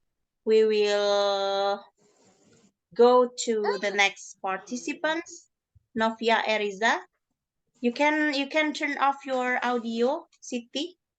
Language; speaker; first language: English; non-native, learner; Indonesian